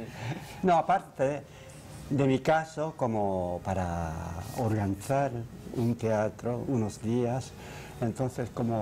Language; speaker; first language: Spanish; non-native, fluent; Japanese